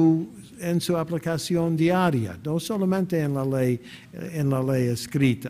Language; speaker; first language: Spanish; non-native, fluent; English